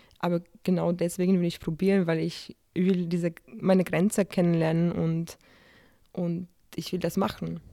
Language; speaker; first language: German; non-native, fluent; Polish